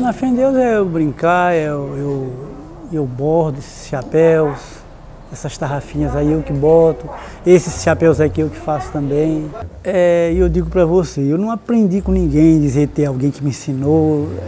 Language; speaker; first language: Portuguese; native; Portuguese